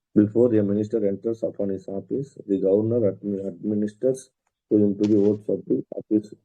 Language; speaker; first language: English; non-native, local second language; Tamil